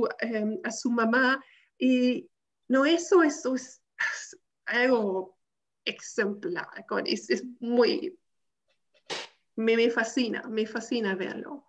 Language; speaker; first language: Spanish; non-native, fluent; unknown